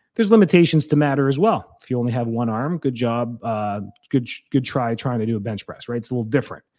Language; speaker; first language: English; native; English